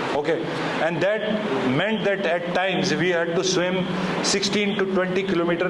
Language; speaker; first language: English; non-native, local second language; Hindi